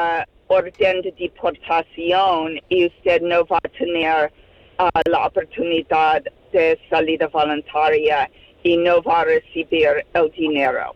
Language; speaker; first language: Spanish; non-native, fluent; English